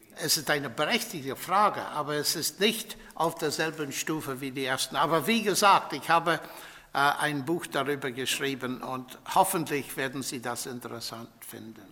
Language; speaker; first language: German; non-native, fluent; English